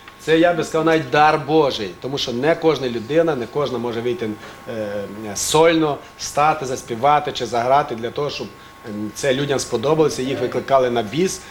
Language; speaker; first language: Ukrainian; native; Ukrainian